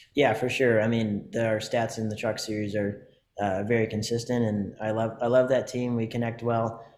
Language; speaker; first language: English; native; English